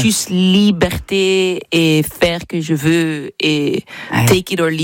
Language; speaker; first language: French; non-native, learner; Dutch